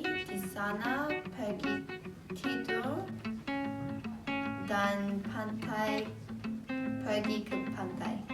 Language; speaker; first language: Indonesian; non-native, learner; English